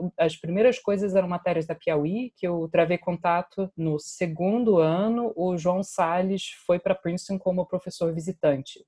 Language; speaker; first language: Portuguese; non-native, fluent; English